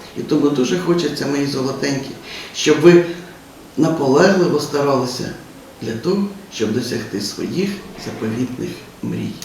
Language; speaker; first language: Ukrainian; native; Ukrainian